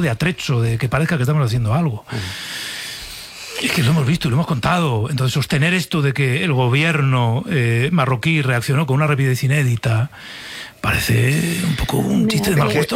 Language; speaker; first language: Spanish; native; Spanish